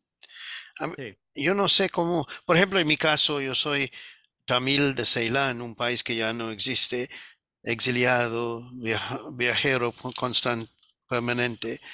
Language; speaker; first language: Spanish; non-native, fluent; Tamil